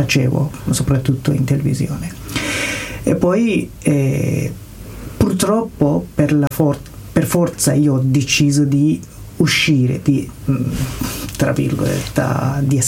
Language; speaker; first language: Italian; non-native, learner; Persian